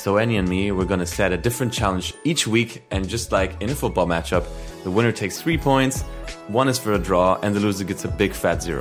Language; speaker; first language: English; non-native, fluent; Spanish